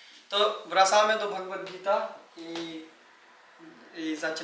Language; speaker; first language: Polish; non-native, learner; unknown